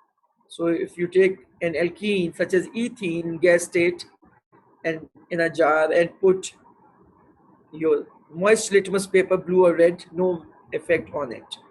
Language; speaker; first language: English; non-native, local second language; Urdu